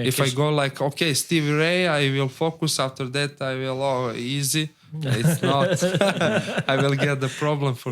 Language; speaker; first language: English; non-native, learner; Serbian